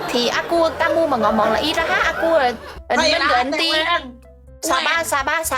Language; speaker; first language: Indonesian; non-native, learner; Vietnamese